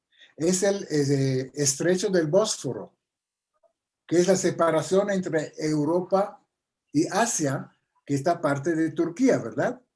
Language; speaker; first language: Spanish; non-native, fluent; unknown